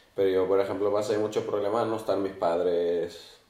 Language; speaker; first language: Spanish; early bilingual, other home language; Arabic